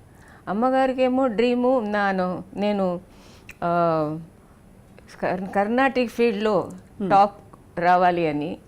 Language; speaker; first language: Telugu; non-native, fluent; Tamil